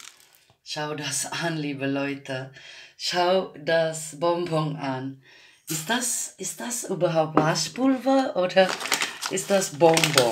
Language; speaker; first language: German; non-native, learner; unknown